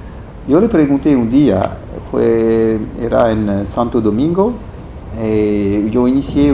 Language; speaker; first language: Spanish; non-native, fluent; French